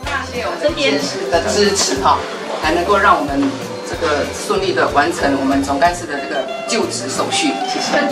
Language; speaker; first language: Chinese; native; Chinese